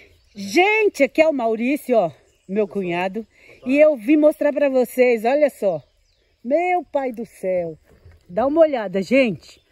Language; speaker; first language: Portuguese; native; Portuguese